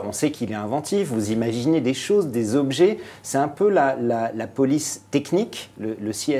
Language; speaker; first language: French; native; French